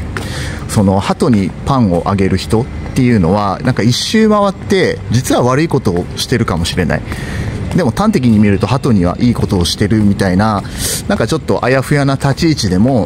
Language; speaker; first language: Japanese; native; Japanese